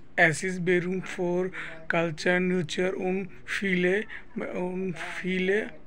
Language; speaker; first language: German; non-native, learner; Bangla